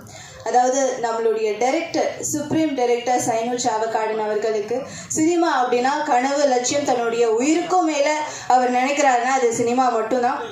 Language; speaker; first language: Tamil; native; Tamil